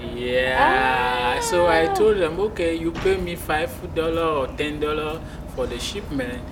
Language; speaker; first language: English; non-native, fluent; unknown